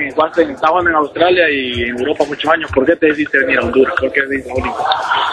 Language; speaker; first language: Spanish; native; Spanish